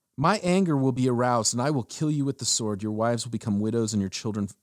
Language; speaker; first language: English; early bilingual, other home language; German